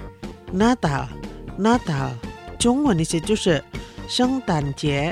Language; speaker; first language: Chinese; non-native, local second language; Indonesian